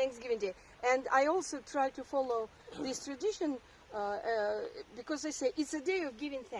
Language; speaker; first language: English; non-native, learner; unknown